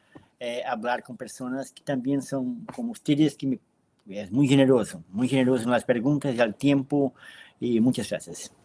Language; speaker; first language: Spanish; non-native, learner; Portuguese